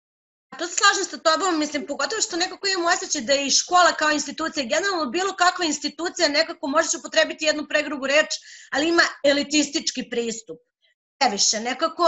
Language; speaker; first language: Serbian; native; Serbian